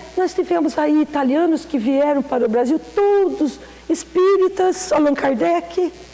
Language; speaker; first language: Portuguese; native; Portuguese